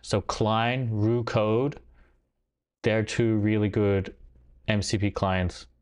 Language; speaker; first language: English; native; English